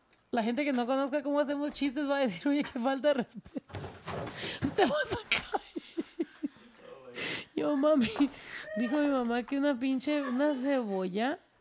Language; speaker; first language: Spanish; early bilingual, heritage; Spanish